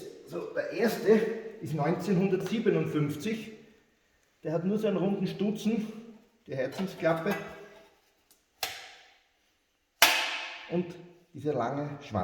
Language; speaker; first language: German; native; German